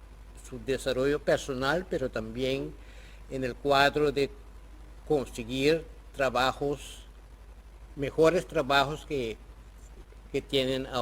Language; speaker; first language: Spanish; non-native, fluent; Papiamento